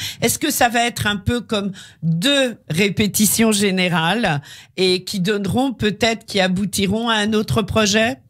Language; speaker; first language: French; native; French